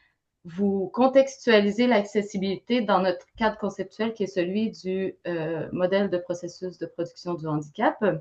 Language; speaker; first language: French; native; French